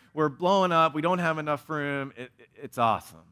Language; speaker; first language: English; native; English